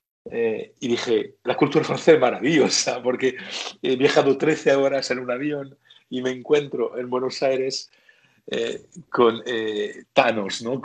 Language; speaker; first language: Spanish; non-native, fluent; French